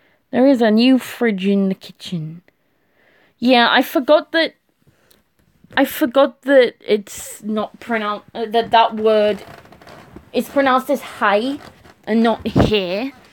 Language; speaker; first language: English; native; English